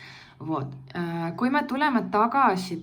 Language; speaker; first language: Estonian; non-native, local second language; Russian